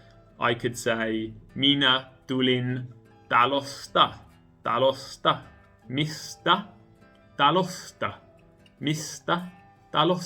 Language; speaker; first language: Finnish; non-native, learner; English